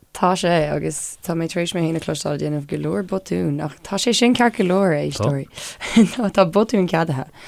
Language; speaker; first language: Irish; non-native, local second language; English